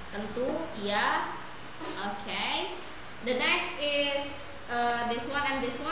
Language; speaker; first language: English; non-native, fluent; Indonesian